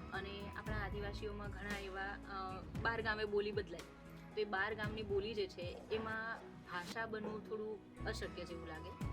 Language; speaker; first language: Gujarati; non-native, local second language; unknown